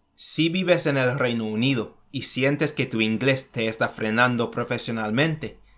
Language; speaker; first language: Spanish; non-native, fluent; English